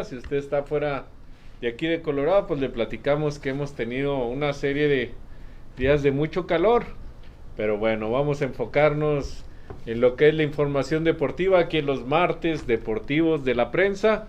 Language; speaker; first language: Spanish; native; Spanish